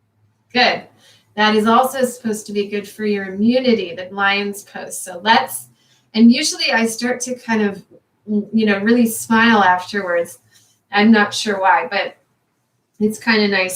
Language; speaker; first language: English; native; English